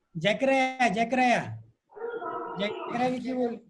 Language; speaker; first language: Bangla; non-native, local second language; Hindi